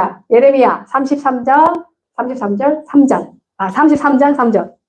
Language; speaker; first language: Korean; native; Korean